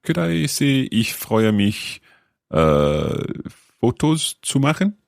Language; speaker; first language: German; non-native, learner; English